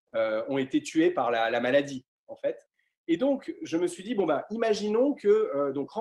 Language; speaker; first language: French; native; French